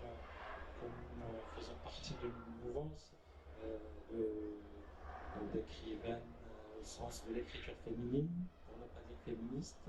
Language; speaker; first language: French; non-native, local second language; Arabic